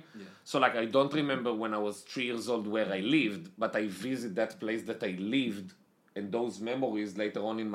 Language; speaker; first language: English; non-native, fluent; Hebrew